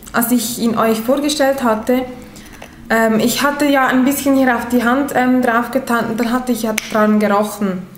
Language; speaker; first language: German; non-native, fluent; Italian